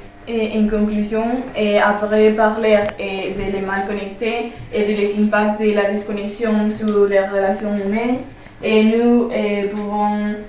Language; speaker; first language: French; non-native, learner; Spanish